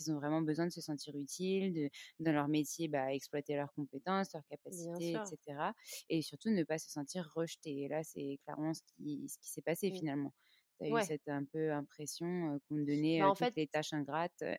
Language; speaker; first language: French; native; French